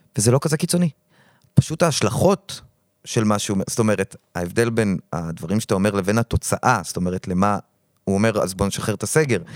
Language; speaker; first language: Hebrew; native; Hebrew